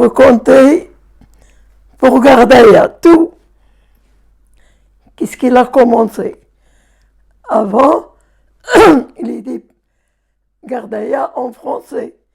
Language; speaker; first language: French; non-native, learner; Arabic